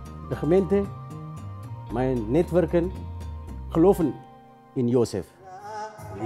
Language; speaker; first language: Dutch; non-native, learner; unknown